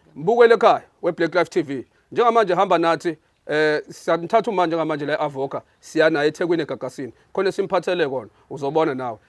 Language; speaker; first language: Zulu; native; Zulu